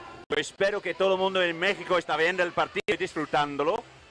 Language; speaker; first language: Spanish; non-native, learner; English